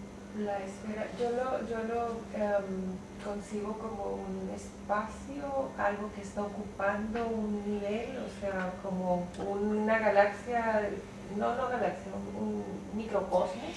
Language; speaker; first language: Spanish; native; Spanish